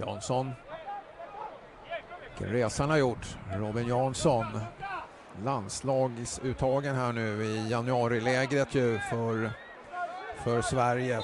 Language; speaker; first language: Swedish; native; Swedish